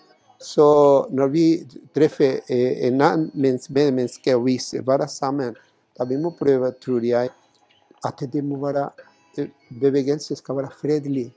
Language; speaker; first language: Norwegian; non-native, fluent; Spanish